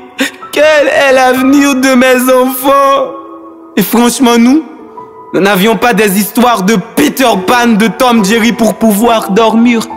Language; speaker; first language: French; non-native, local second language; Haitian Creole